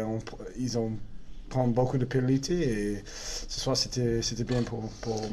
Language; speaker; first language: French; non-native, learner; English